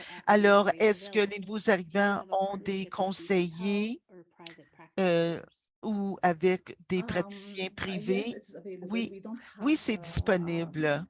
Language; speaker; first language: French; non-native, fluent; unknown